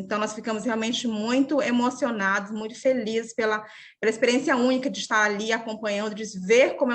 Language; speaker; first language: Portuguese; native; Portuguese